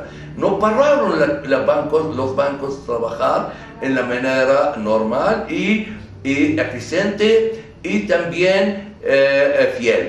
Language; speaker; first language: Spanish; non-native, fluent; Arabic